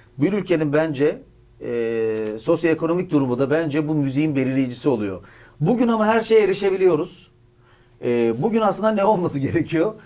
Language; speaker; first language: Turkish; native; Turkish